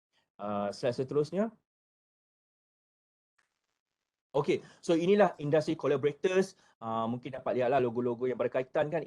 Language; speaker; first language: Malay; native; Malay